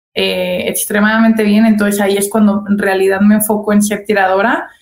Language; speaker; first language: Spanish; native; Spanish